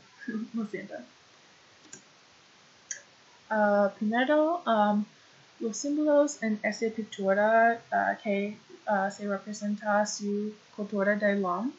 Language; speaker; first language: Spanish; non-native, learner; English